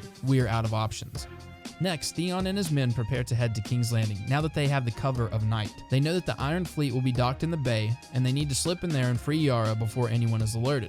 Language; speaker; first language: English; native; English